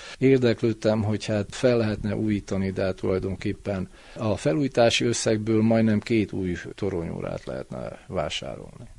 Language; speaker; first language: Hungarian; native; Hungarian